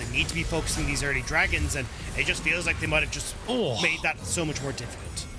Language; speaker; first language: English; native; English